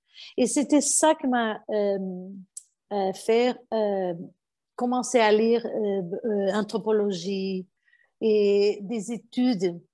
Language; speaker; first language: French; non-native, fluent; Portuguese